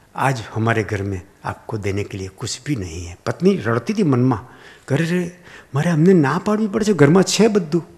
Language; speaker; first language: Hindi; non-native, local second language; Gujarati